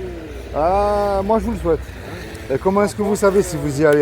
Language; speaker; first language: French; native; French